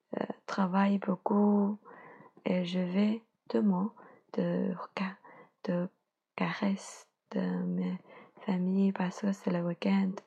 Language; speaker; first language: French; non-native, learner; Chinese